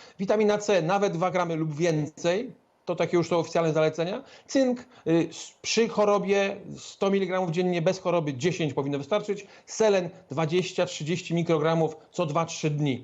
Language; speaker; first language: Polish; native; Polish